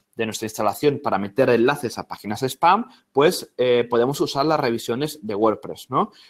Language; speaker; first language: Spanish; native; Spanish